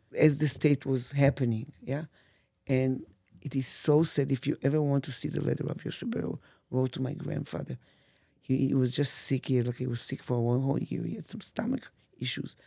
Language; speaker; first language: English; non-native, fluent; Hebrew